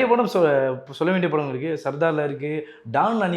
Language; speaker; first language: Tamil; native; Tamil